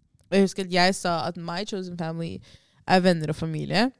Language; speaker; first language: Norwegian; early bilingual, heritage; Norwegian